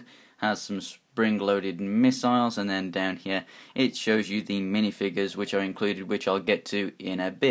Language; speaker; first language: English; native; English